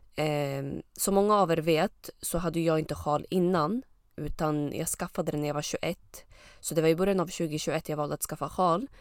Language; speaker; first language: Swedish; early bilingual, other home language; Arabic